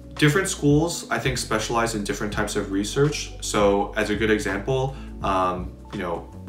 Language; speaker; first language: English; native; English